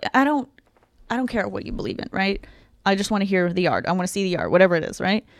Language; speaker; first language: English; non-native, fluent; Russian